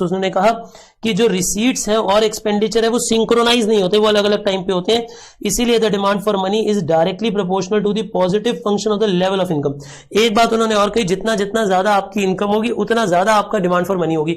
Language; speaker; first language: Hindi; native; Hindi